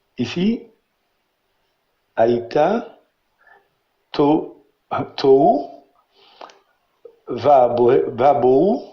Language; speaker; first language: French; non-native, learner; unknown